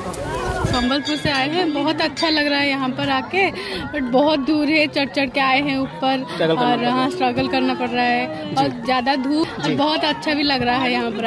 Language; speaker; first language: Hindi; non-native, local second language; Odia